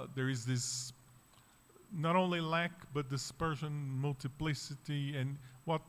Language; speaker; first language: English; non-native, fluent; Portuguese